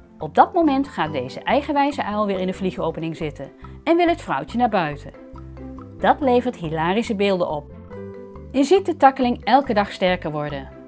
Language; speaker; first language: Dutch; native; Dutch